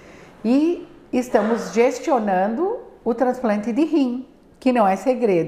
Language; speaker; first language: Portuguese; native; Portuguese